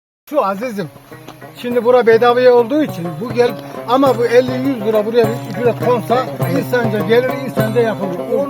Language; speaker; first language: Turkish; native; Turkish